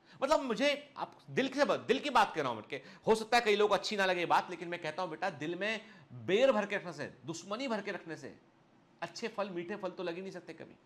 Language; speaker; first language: Hindi; native; Hindi